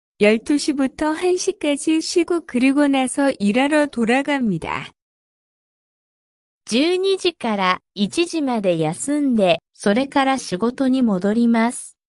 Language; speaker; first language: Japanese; non-native, fluent; Korean